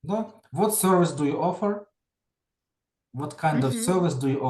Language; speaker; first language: English; non-native, fluent; Ukrainian